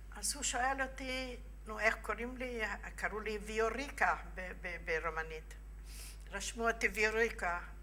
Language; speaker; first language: Hebrew; non-native, fluent; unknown